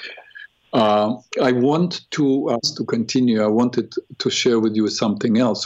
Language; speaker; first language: English; non-native, fluent; Russian